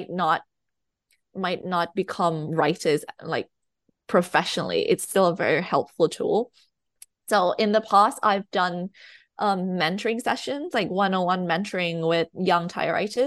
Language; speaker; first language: English; non-native, fluent; Thai